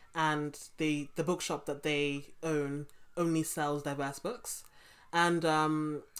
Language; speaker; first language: English; native; English